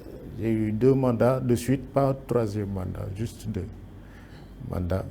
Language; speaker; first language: French; non-native, local second language; Wolof